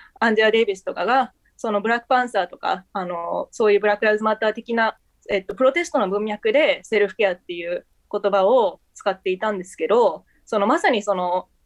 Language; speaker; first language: Japanese; early bilingual, heritage; Japanese